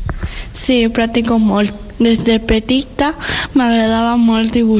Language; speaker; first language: Catalan; early bilingual, other home language; Spanish